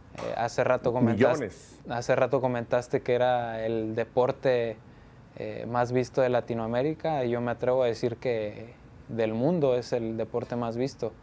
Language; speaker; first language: Spanish; native; Spanish